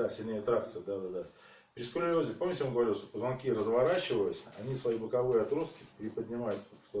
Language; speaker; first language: Russian; native; Russian